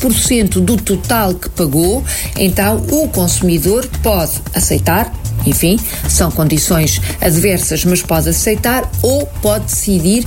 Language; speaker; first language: Portuguese; native; Portuguese